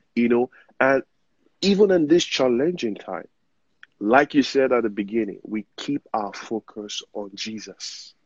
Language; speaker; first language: English; non-native, local second language; Yoruba